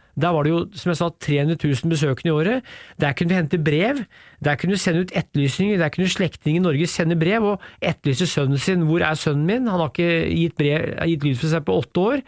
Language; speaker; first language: Norwegian; native; Norwegian